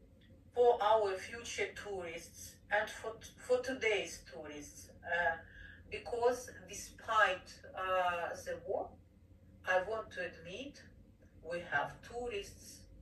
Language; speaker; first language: English; non-native, fluent; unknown